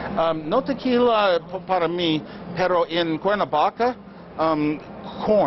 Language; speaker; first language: Spanish; non-native, learner; English